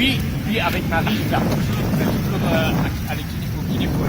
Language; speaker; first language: French; non-native, learner; Dutch